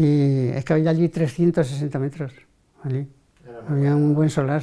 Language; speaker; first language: Spanish; native; Spanish